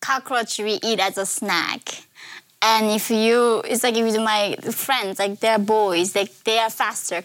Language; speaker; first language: English; non-native, fluent; Korean